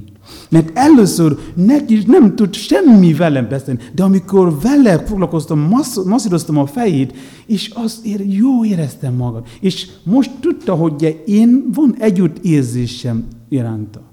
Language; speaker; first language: Hungarian; non-native, learner; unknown